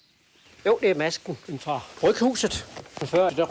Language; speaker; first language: Danish; native; Danish